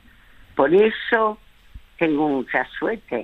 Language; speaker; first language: Spanish; early bilingual, other home language; French